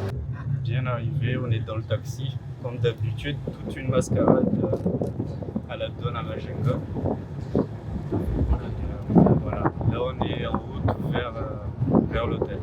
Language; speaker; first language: French; native; French